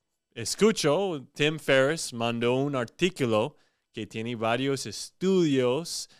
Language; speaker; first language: Spanish; non-native, fluent; English